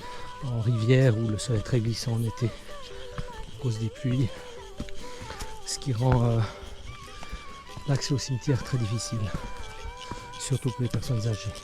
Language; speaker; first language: French; native; French